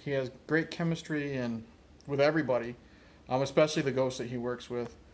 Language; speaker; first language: English; native; English